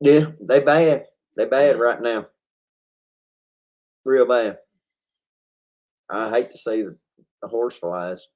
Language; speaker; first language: English; native; English